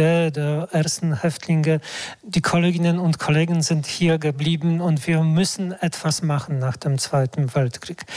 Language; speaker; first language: German; non-native, fluent; Polish